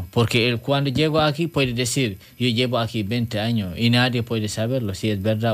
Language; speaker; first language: Spanish; non-native, learner; French